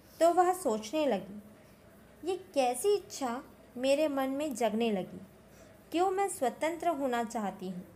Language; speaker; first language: Hindi; native; Hindi